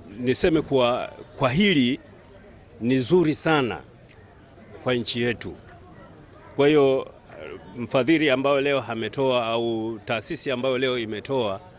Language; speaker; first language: Swahili; native; Swahili